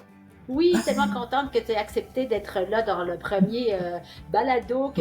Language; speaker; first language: French; native; French